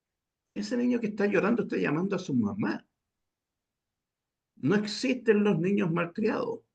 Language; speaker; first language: Spanish; native; Spanish